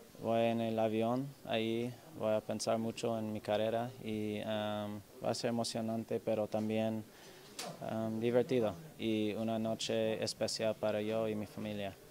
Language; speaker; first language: Spanish; non-native, learner; English